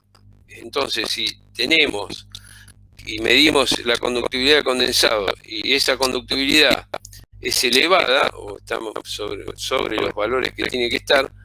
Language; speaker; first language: Spanish; native; Spanish